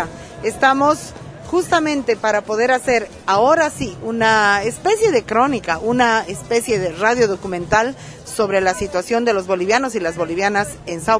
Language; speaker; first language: Spanish; native; Spanish